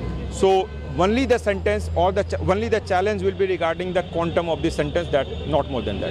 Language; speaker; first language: English; non-native, local second language; Hindi